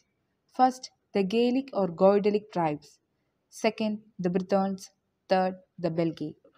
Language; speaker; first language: English; non-native, local second language; Malayalam